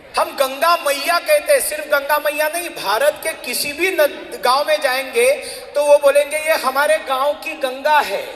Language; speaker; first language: Hindi; non-native, local second language; Marathi